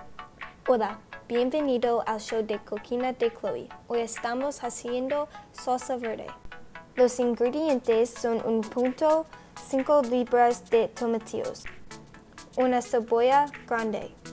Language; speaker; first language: Spanish; non-native, learner; English